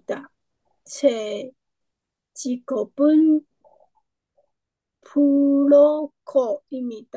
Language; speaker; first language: Korean; non-native, learner; Chinese